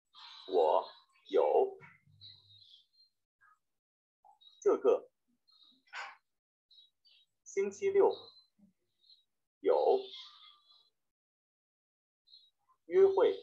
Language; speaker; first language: Chinese; non-native, learner; Vietnamese